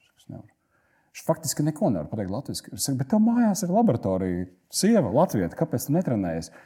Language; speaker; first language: Latvian; native; Latvian